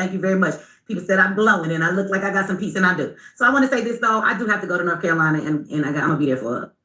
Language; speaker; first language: English; native; English